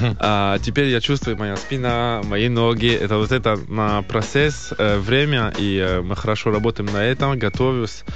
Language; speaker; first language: Russian; early bilingual, heritage; Russian